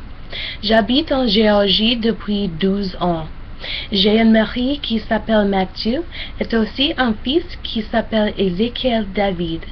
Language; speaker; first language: French; non-native, learner; English